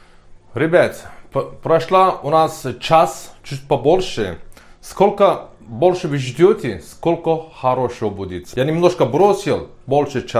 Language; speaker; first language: Russian; non-native, learner; Turkish